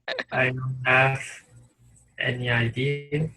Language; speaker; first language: English; non-native, learner; Chinese